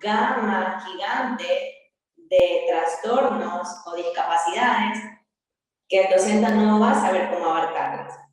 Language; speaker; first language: Spanish; native; Spanish